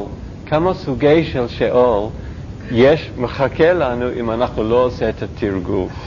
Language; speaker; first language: Hebrew; non-native, learner; English